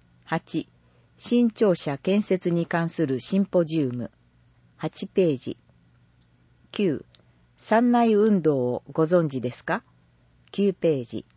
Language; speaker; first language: Japanese; native; Japanese